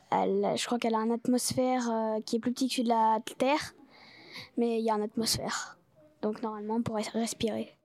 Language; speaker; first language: French; native; French